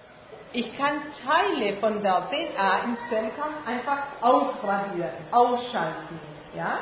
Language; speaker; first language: German; non-native, fluent; Spanish